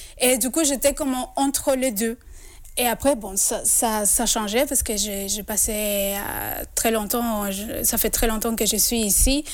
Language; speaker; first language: French; non-native, fluent; Spanish